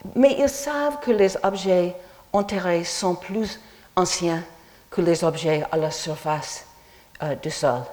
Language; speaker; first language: French; non-native, fluent; English